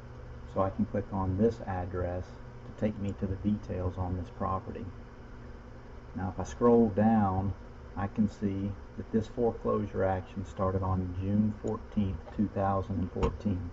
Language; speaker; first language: English; native; English